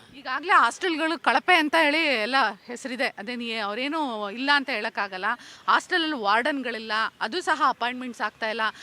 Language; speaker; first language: Kannada; native; Kannada